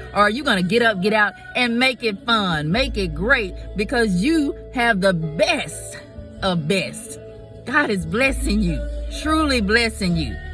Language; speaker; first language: English; native; English